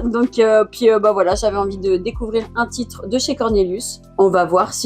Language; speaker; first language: French; native; French